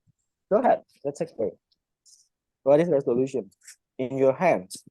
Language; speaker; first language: English; non-native, fluent; Indonesian